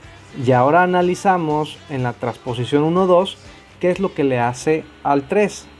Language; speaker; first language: Spanish; native; Spanish